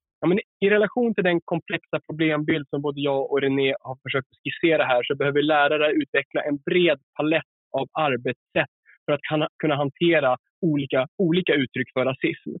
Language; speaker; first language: Swedish; native; Swedish